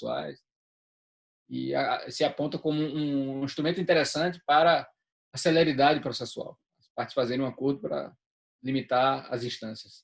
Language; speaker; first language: Portuguese; native; Portuguese